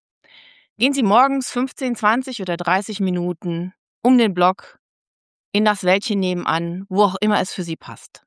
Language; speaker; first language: German; native; German